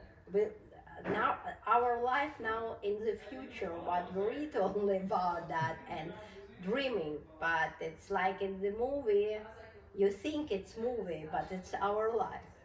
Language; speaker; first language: English; non-native, learner; Russian